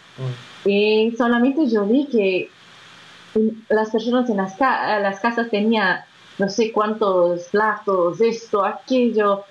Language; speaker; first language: Spanish; non-native, fluent; Portuguese